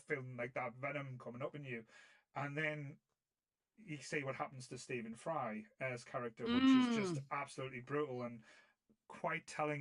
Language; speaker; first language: English; native; English